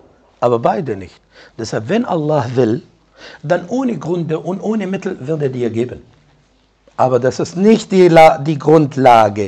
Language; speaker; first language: German; non-native, fluent; Arabic